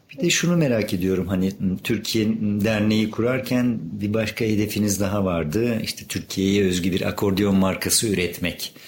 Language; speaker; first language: Turkish; native; Turkish